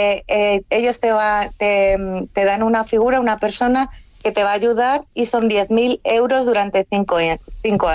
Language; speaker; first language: Spanish; native; Spanish